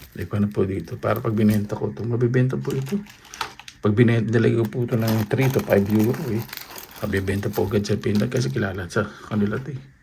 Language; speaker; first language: Filipino; native; Filipino